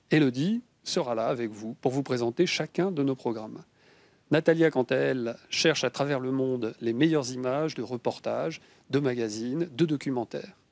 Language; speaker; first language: French; native; French